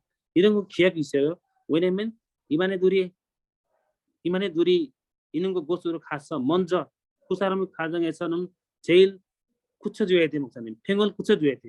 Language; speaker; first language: Korean; non-native, learner; Nepali